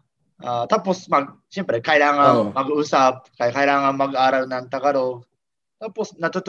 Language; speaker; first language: Filipino; non-native, learner; Japanese